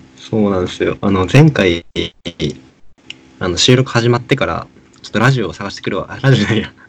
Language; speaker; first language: Japanese; native; Japanese